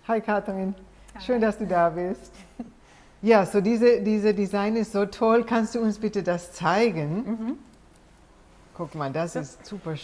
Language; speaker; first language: German; non-native, fluent; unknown